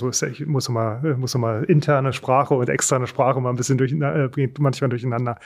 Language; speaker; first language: German; native; German